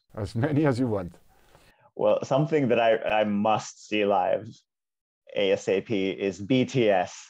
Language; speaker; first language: English; non-native, fluent; Finnish